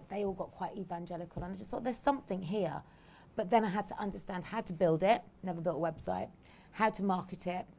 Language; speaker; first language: English; native; English